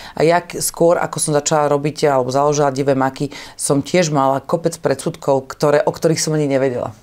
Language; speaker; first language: Slovak; native; Slovak